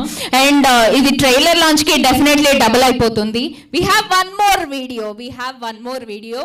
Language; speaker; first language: Telugu; native; Telugu